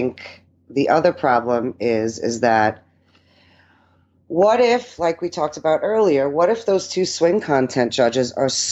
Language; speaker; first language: English; early bilingual, other home language; Italian